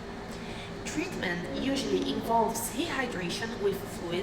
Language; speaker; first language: English; non-native, fluent; Portuguese